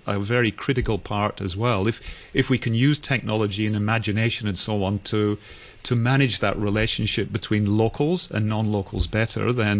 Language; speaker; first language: English; native; English